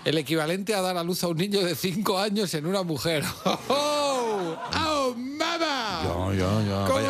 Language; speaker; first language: Spanish; native; Spanish